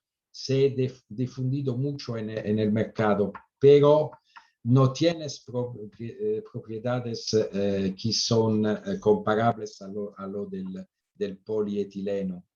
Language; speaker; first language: Spanish; non-native, fluent; Italian